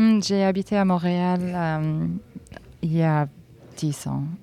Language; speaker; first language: French; non-native, learner; English